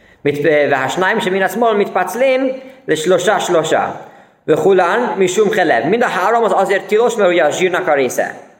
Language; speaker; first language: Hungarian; early bilingual, heritage; Hungarian